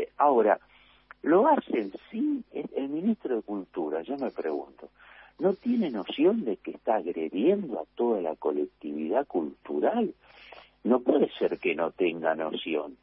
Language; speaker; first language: Spanish; native; Spanish